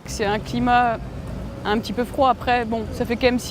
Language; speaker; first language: French; native; French